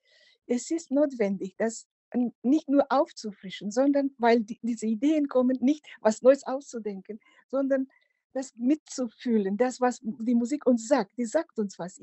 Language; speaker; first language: German; non-native, fluent; Macedonian